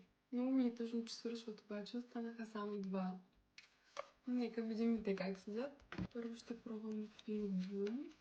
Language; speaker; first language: Bulgarian; native; Bulgarian